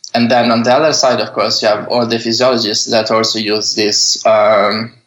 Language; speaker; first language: English; non-native, fluent; Italian